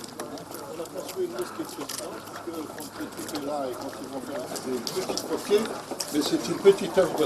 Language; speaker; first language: French; non-native, local second language; Arabic